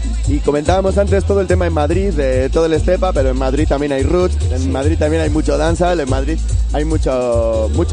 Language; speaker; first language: Spanish; native; Spanish